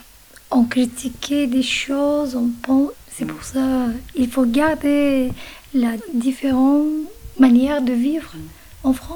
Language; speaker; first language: French; non-native, fluent; Kurdish